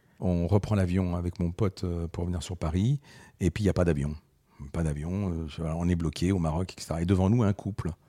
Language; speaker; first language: French; early bilingual, other home language; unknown